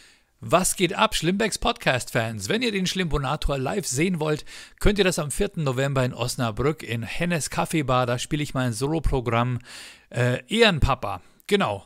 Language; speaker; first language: German; native; German